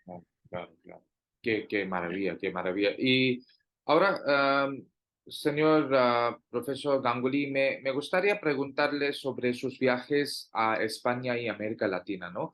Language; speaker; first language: Spanish; non-native, fluent; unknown